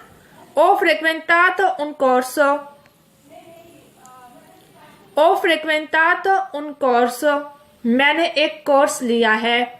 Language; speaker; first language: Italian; non-native, fluent; Urdu